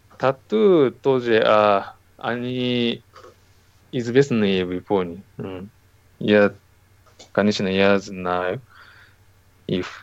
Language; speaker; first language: Russian; non-native, learner; Japanese